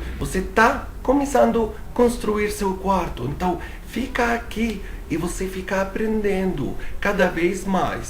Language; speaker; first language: Portuguese; non-native, fluent; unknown